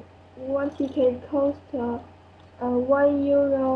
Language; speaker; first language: English; non-native, learner; French